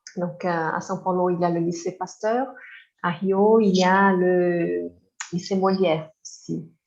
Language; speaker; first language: French; non-native, fluent; Portuguese